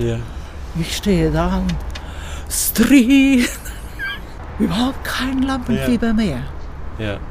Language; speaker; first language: German; non-native, fluent; Croatian